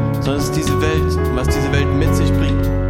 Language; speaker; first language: German; native; German